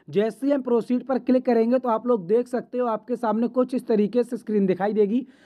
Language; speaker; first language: Hindi; native; Hindi